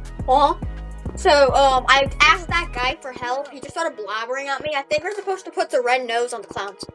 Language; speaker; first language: English; native; English